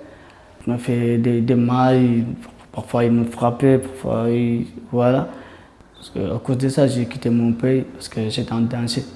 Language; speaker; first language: French; non-native, learner; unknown